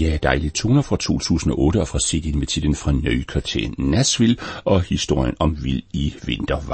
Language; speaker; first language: Danish; native; Danish